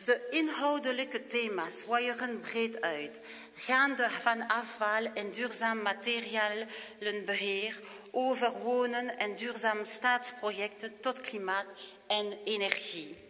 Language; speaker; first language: Dutch; non-native, local second language; French